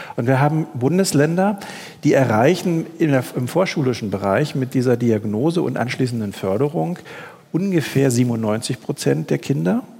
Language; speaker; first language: German; native; German